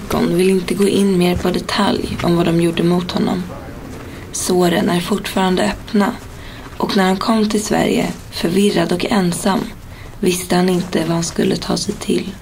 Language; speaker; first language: Swedish; native; Swedish